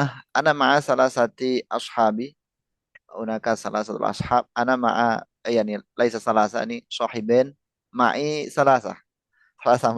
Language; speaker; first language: Arabic; non-native, fluent; Indonesian